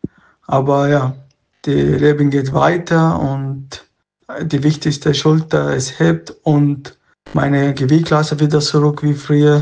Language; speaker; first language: German; non-native, local second language; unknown